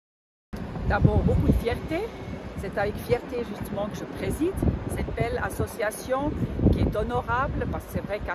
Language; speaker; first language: French; non-native, local second language; German